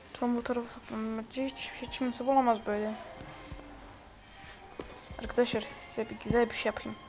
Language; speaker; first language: Turkish; native; Turkish